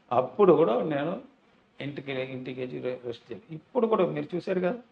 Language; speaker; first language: Telugu; non-native, learner; Tamil